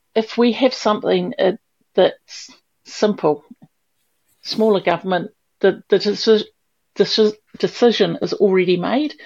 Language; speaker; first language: English; native; English